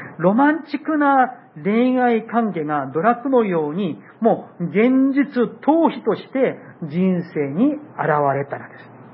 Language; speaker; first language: Japanese; non-native, fluent; Korean